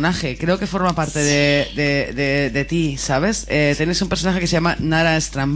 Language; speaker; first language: Spanish; native; Spanish